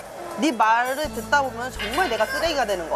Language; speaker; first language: Korean; native; Korean